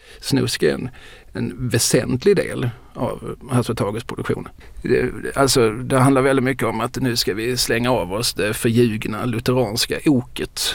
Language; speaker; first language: Swedish; native; Swedish